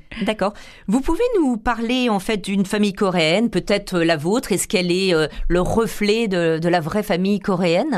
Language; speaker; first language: French; native; French